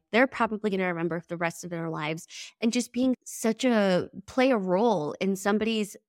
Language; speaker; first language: English; early bilingual, other home language; Spanish